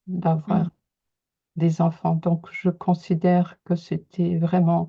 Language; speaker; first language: French; native; French